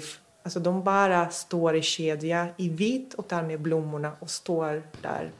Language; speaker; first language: Swedish; non-native, fluent; Russian